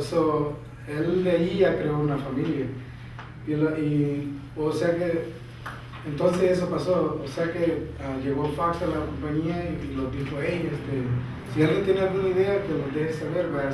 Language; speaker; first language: Spanish; early bilingual, heritage; Spanish